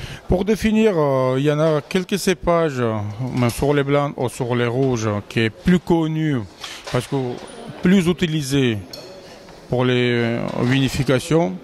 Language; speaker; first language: French; non-native, learner; Georgian